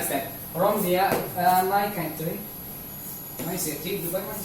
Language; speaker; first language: English; non-native, learner; Indonesian